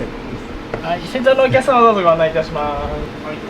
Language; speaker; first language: Japanese; native; Japanese